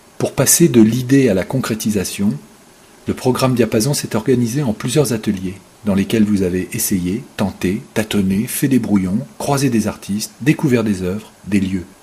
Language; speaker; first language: French; native; French